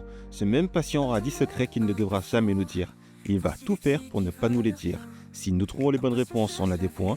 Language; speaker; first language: French; native; French